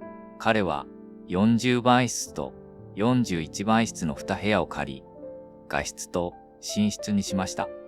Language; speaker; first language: Japanese; native; Japanese